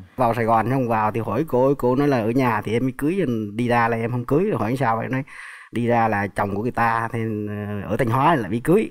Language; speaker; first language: Vietnamese; native; Vietnamese